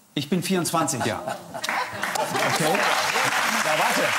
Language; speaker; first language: German; native; German